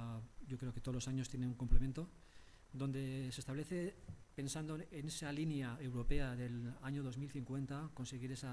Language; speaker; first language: Spanish; native; Spanish